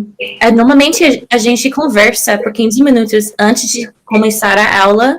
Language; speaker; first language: Portuguese; non-native, fluent; English